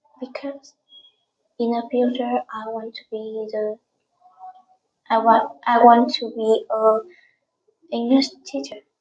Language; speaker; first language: English; non-native, learner; Vietnamese